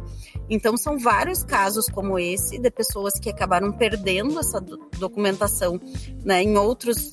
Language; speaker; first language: Portuguese; native; Portuguese